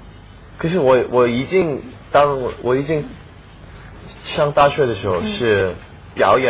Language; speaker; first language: Chinese; non-native, learner; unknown